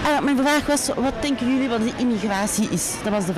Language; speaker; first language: Dutch; non-native, local second language; French